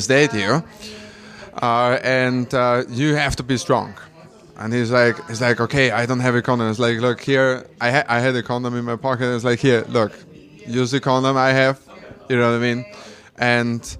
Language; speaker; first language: English; non-native, fluent; German